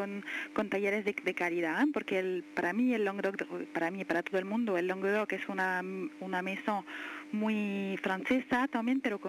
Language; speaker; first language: Spanish; non-native, fluent; French